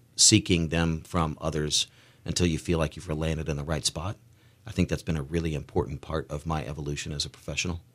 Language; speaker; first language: English; native; English